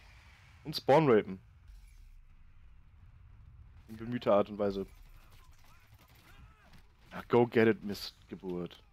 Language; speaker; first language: German; native; German